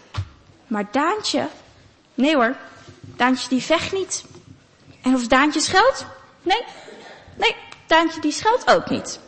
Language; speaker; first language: Dutch; native; Dutch